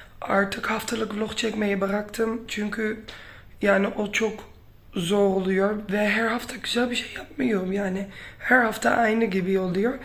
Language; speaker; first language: Turkish; non-native, fluent; Dutch